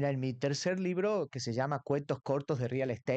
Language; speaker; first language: Spanish; native; Spanish